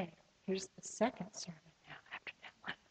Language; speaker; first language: English; native; English